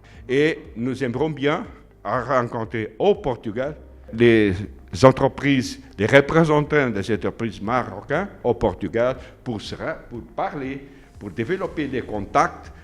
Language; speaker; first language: French; non-native, learner; Portuguese